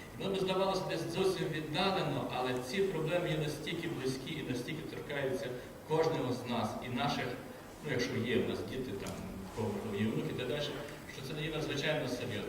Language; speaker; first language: Ukrainian; native; Ukrainian